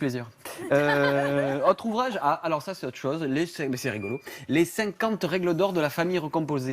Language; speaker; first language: French; native; French